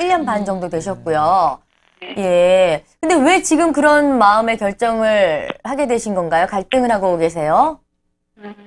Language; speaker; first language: Korean; native; Korean